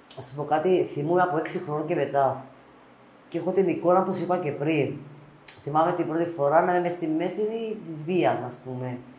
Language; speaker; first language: Greek; native; Greek